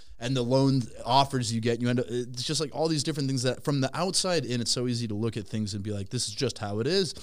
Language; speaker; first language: English; native; English